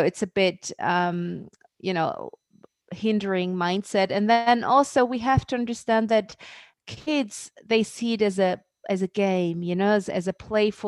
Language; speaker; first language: English; non-native, fluent; German